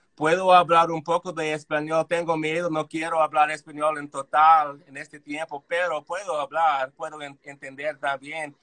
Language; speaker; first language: Spanish; non-native, learner; English